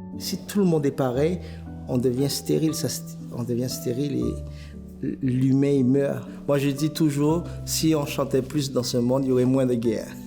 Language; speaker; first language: French; native; French